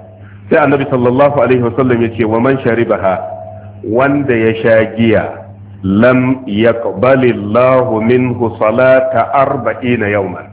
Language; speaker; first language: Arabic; non-native, fluent; Hausa